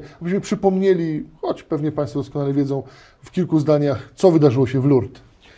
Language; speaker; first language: Polish; native; Polish